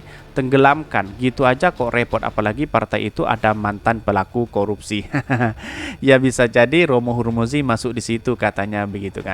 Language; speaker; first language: Indonesian; native; Indonesian